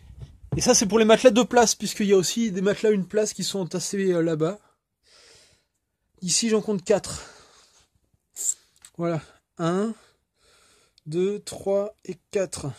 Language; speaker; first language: French; native; French